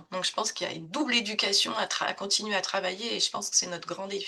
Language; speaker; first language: French; native; French